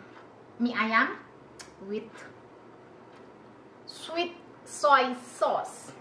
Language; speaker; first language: English; non-native, learner; Indonesian